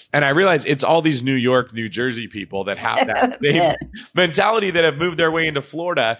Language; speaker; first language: English; native; English